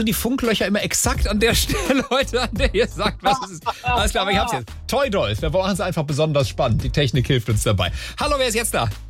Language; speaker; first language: German; native; German